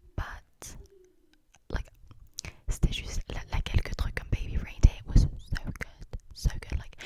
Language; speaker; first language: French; early bilingual, heritage; English